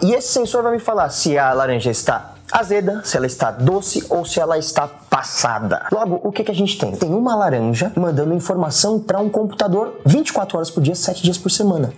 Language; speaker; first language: Portuguese; native; Portuguese